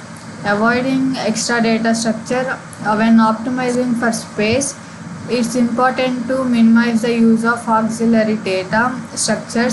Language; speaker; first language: English; non-native, local second language; Telugu